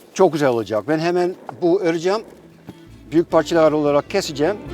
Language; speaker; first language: Turkish; non-native, fluent; Dutch